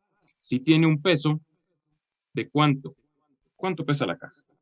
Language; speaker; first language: Spanish; native; Spanish